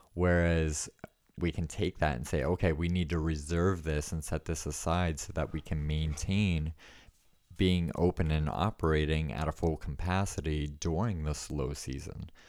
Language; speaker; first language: English; native; English